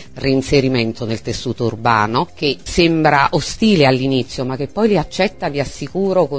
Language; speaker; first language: Italian; native; Italian